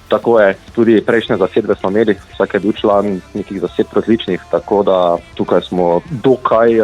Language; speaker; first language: Slovenian; native; Slovenian